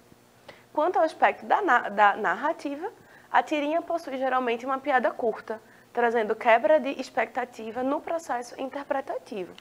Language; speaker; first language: Portuguese; native; Portuguese